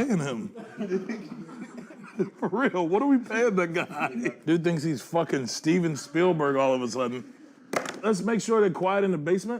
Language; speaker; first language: English; native; English